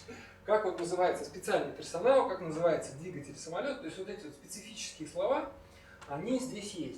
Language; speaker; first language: Russian; native; Russian